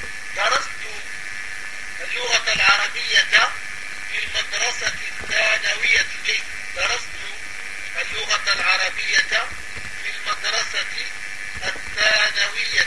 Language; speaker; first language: Arabic; non-native, fluent; French